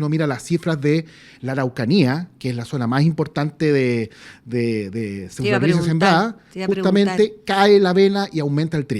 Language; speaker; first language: Spanish; native; Spanish